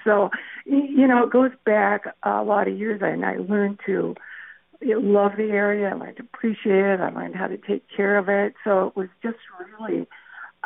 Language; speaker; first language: English; native; English